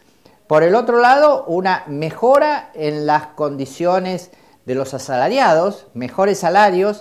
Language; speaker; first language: Spanish; native; Spanish